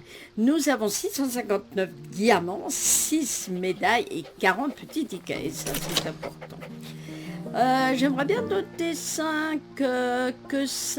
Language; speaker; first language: French; native; French